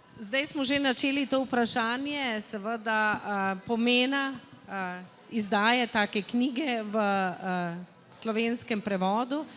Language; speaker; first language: Slovenian; native; Slovenian